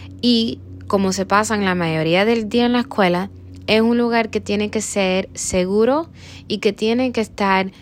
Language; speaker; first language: Spanish; early bilingual, heritage; Spanish